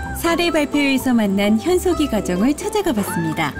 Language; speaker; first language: Korean; native; Korean